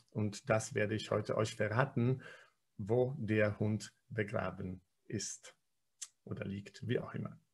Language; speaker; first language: German; non-native, fluent; Polish